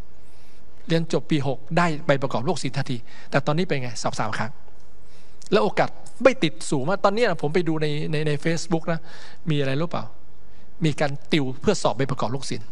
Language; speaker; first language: Thai; native; Thai